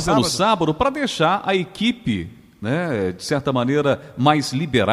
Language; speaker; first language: Portuguese; native; Portuguese